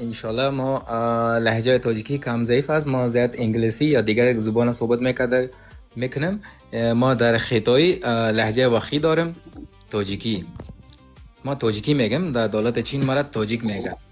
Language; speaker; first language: Persian; non-native, learner; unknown